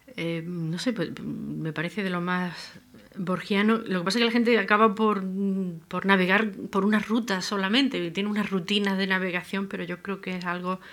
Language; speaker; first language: Spanish; native; Spanish